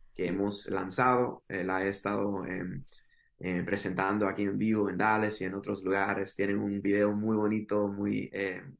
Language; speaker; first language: Spanish; early bilingual, heritage; Spanish